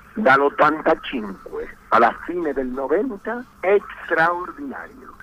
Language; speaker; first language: Italian; non-native, learner; Spanish